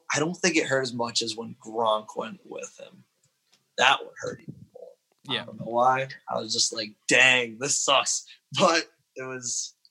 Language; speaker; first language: English; native; English